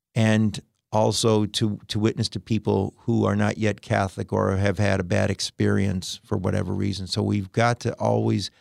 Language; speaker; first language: English; native; English